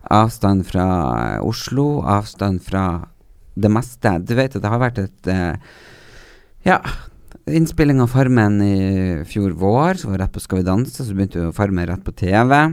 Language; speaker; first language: Norwegian; native; Norwegian